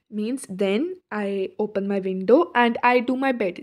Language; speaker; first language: English; non-native, local second language; Hindi